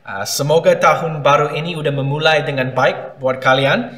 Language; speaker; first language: Indonesian; non-native, learner; English